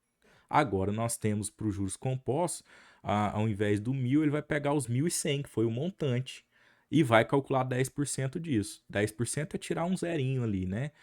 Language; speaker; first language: Portuguese; native; Portuguese